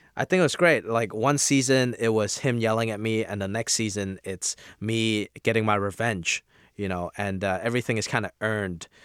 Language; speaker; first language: English; non-native, local second language; Cantonese